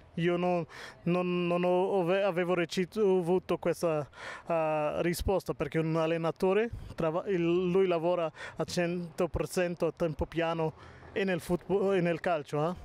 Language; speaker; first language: Italian; non-native, learner; German